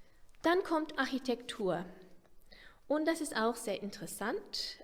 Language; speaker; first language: German; non-native, fluent; English